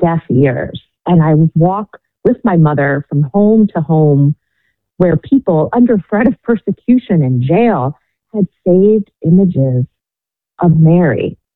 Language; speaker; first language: English; native; English